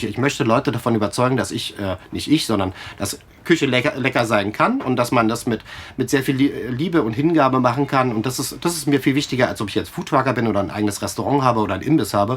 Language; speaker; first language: German; native; German